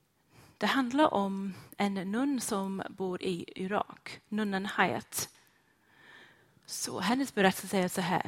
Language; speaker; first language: Swedish; non-native, fluent; English